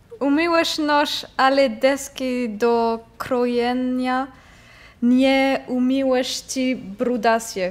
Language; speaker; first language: Polish; non-native, learner; French